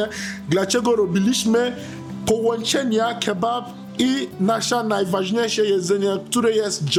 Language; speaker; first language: Polish; non-native, learner; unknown